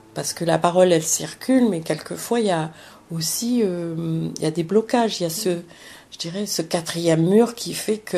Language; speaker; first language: French; early bilingual, other home language; Vietnamese